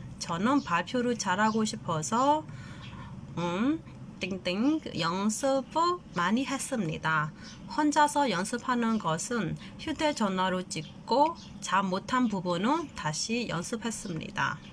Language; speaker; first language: Korean; non-native, fluent; Burmese